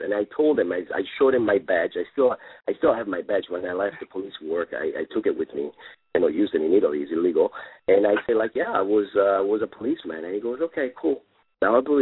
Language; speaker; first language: English; non-native, fluent; Italian